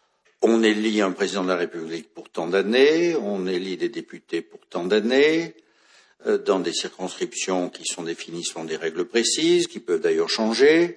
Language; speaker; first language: French; native; French